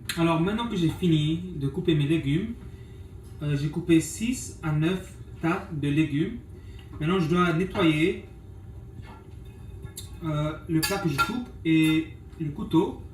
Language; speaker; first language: French; non-native, local second language; English